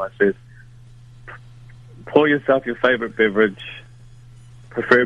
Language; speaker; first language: English; native; English